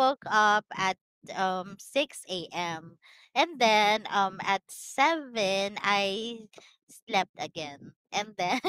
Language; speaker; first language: English; non-native, learner; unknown